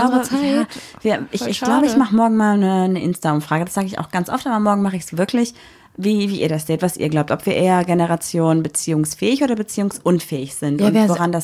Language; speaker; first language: German; native; German